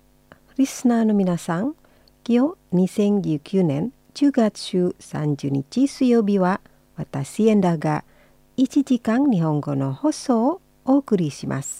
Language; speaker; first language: Japanese; non-native, fluent; Indonesian